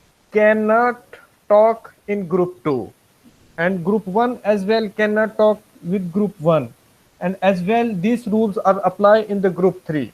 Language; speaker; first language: English; non-native, fluent; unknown